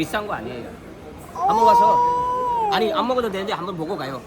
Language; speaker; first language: Korean; non-native, learner; Bangla